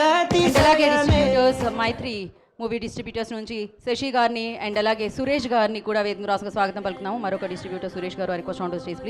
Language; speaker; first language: Telugu; native; Telugu